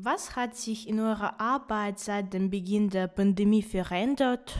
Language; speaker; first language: German; non-native, fluent; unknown